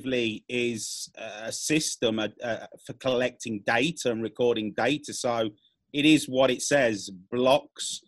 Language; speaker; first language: English; native; English